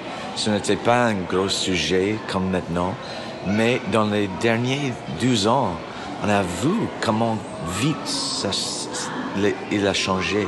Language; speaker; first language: French; non-native, learner; English